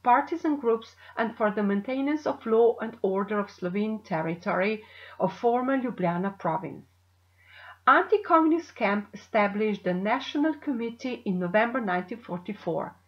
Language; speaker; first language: English; non-native, fluent; Slovenian